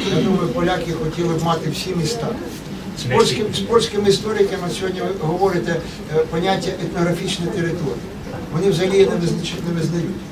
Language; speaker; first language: Ukrainian; native; Ukrainian